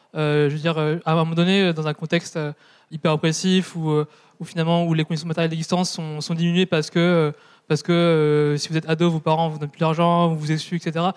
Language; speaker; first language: French; native; French